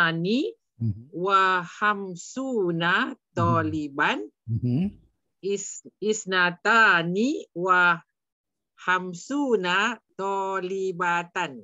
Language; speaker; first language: Arabic; non-native, learner; Malay